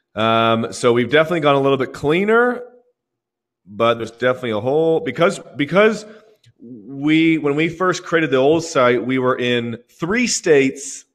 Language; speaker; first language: English; native; English